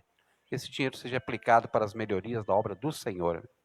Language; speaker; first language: Portuguese; native; Portuguese